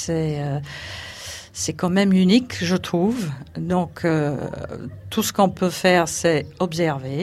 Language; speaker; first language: French; non-native, fluent; English